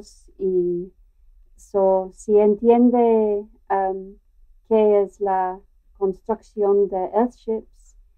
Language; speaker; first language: Spanish; non-native, learner; English